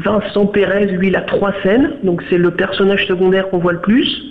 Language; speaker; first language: French; native; French